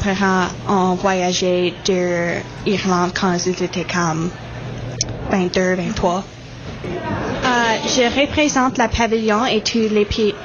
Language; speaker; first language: French; native; French